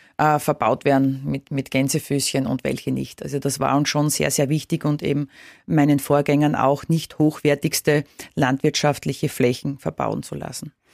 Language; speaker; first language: German; native; German